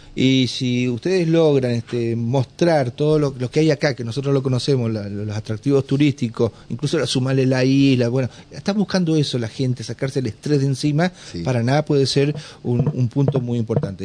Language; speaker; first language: Spanish; native; Spanish